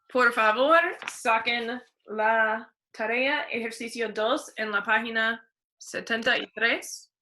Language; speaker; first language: Spanish; non-native, fluent; English